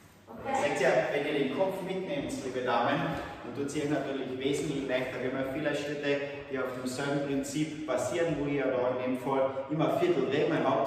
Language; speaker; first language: German; native; German